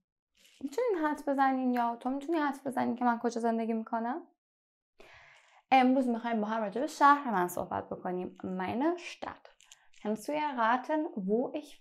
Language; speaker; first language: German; non-native, fluent; Persian